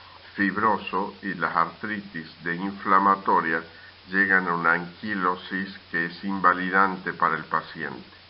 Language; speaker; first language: Spanish; native; Spanish